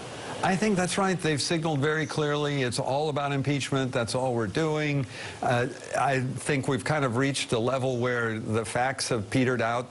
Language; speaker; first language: English; native; English